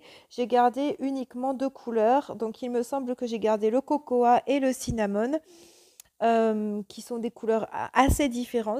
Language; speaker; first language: French; native; French